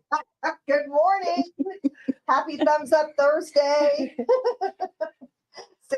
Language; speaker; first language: English; native; English